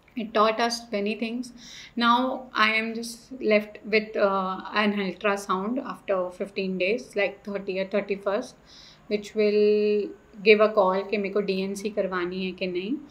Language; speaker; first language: English; non-native, local second language; Hindi